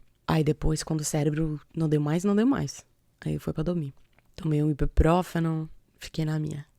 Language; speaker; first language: Portuguese; non-native, fluent; English